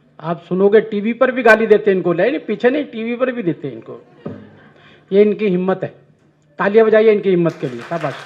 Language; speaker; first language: Hindi; native; Hindi